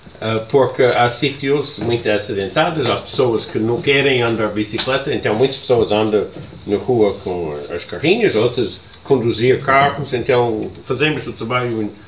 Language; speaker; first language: Portuguese; non-native, learner; English